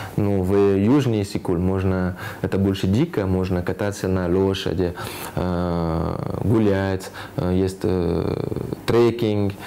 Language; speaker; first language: Russian; non-native, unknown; French